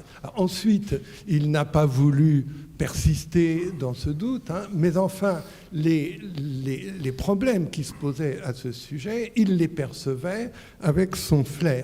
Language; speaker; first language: French; native; French